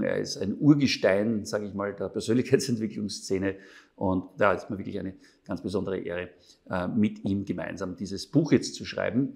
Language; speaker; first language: German; native; German